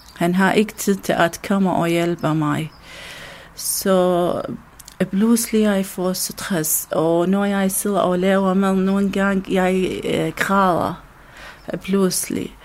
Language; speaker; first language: Danish; non-native, learner; Arabic